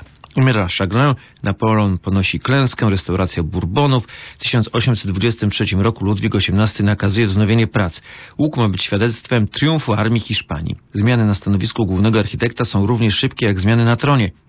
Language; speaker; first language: Polish; native; Polish